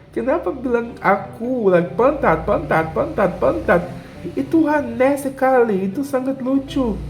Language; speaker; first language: Indonesian; non-native, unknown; Portuguese